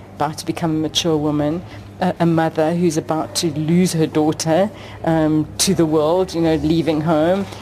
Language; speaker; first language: English; native; English